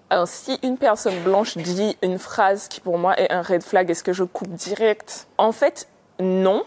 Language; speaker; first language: French; native; French